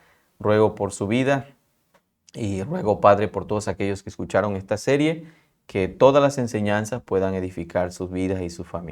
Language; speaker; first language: Spanish; native; Spanish